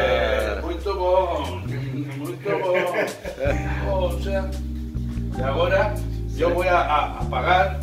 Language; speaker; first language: Portuguese; non-native, learner; Spanish